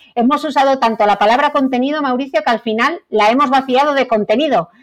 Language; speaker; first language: Spanish; native; Spanish